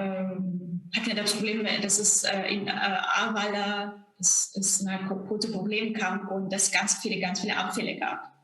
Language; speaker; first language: German; non-native, fluent; Russian